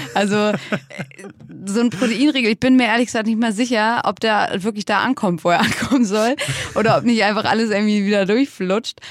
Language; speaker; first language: German; native; German